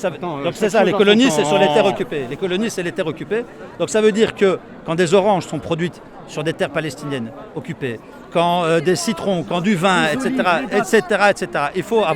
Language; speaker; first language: French; native; French